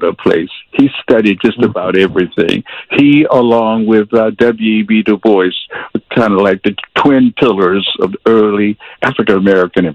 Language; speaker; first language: English; native; English